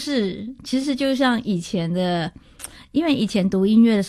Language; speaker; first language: Chinese; native; Chinese